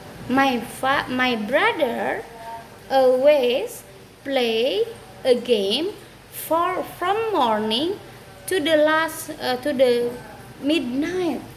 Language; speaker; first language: English; non-native, fluent; Indonesian